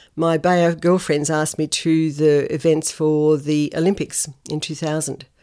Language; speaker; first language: English; native; English